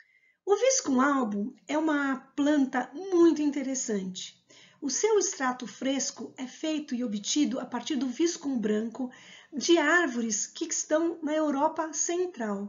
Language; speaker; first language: Portuguese; native; Portuguese